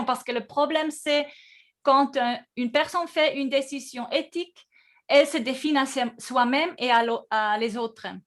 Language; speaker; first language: French; non-native, fluent; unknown